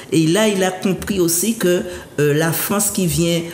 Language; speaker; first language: French; native; French